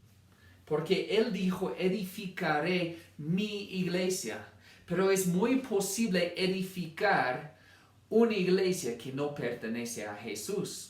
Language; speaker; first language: Spanish; non-native, fluent; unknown